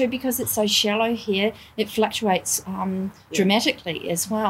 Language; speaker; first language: English; native; English